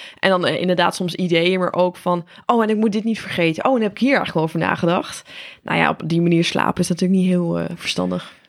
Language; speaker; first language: Dutch; native; Dutch